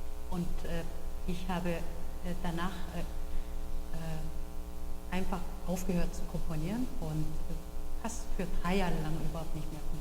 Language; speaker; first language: German; non-native, fluent; Korean